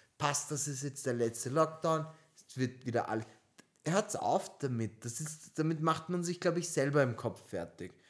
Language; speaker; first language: German; early bilingual, other home language; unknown